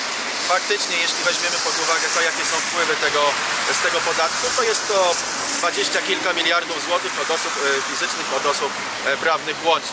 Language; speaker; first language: Polish; native; Polish